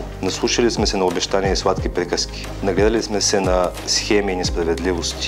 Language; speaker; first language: Bulgarian; native; Bulgarian